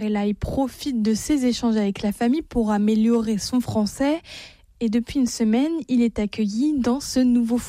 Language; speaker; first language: French; native; French